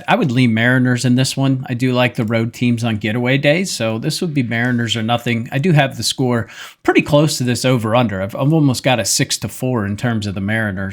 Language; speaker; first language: English; native; English